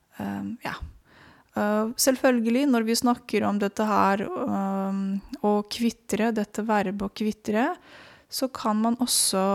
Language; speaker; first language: Norwegian; non-native, fluent; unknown